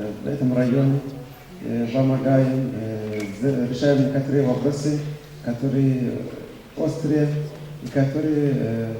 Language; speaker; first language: Russian; non-native, fluent; Arabic